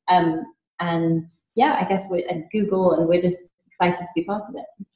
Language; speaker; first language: English; native; English